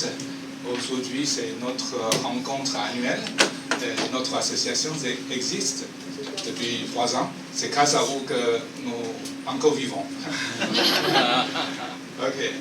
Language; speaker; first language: French; non-native, fluent; Chinese